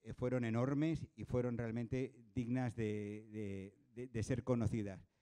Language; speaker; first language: Spanish; non-native, local second language; Catalan